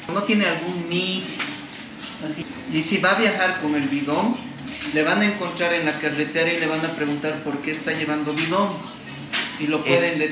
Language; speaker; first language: Spanish; native; Spanish